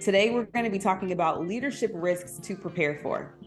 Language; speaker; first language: English; native; English